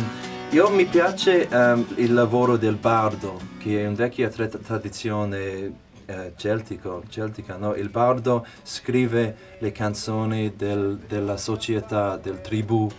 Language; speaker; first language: Italian; non-native, fluent; English